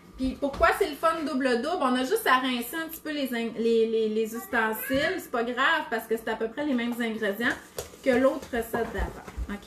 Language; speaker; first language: French; native; French